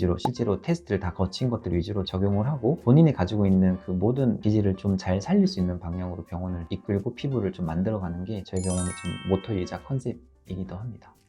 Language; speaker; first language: Korean; native; Korean